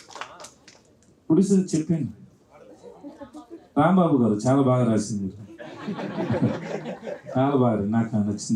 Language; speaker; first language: Telugu; non-native, learner; Tamil